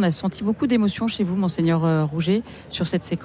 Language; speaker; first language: French; native; French